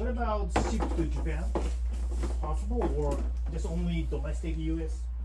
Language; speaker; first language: English; non-native, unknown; Japanese